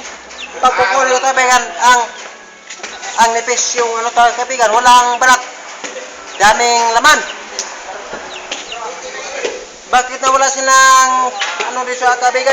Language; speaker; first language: Filipino; non-native, local second language; Cebuano